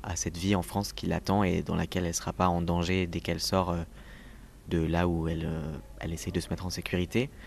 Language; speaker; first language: French; native; French